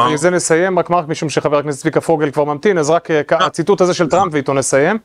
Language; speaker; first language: Hebrew; native; Hebrew